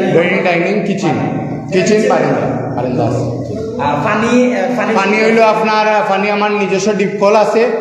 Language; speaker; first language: Bangla; native; Bangla